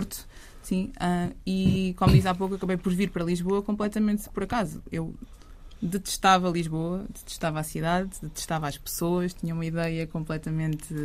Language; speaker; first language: Portuguese; native; Portuguese